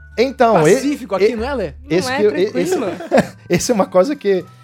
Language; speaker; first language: Portuguese; non-native, fluent; Italian